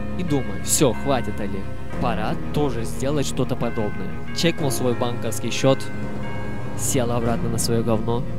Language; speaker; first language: Russian; non-native, fluent; Turkish